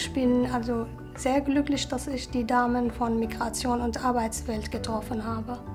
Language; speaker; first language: German; non-native, fluent; Arabic